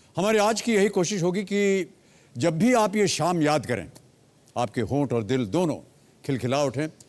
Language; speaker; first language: Hindi; native; Hindi